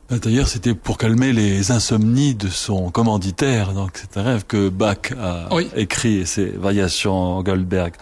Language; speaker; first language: French; native; French